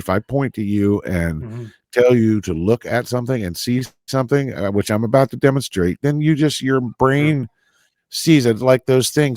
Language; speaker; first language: English; native; English